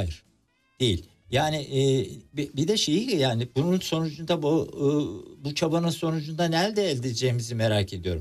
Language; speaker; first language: Turkish; native; Turkish